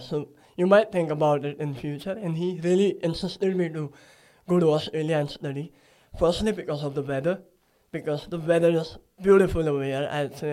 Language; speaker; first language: English; non-native, local second language; Gujarati